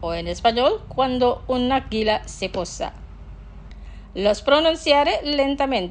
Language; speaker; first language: Spanish; non-native, fluent; Indonesian